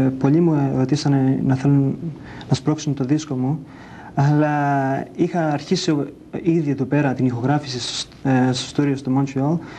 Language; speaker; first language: Greek; early bilingual, heritage; Greek